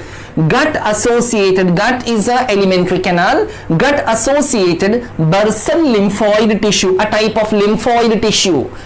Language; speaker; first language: English; non-native, local second language; Hindi